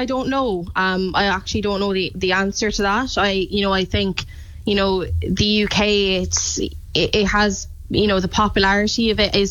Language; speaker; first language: English; native; English